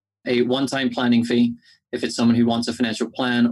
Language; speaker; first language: English; native; English